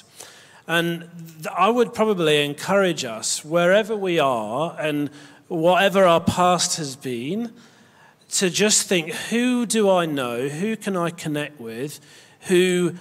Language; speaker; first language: English; native; English